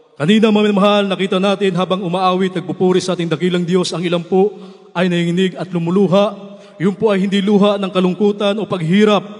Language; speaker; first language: Filipino; native; Filipino